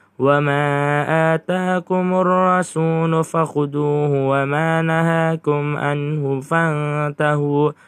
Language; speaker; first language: Arabic; non-native, learner; Indonesian